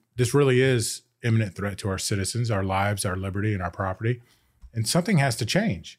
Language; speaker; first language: English; native; English